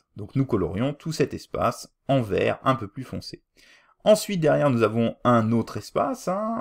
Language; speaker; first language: French; native; French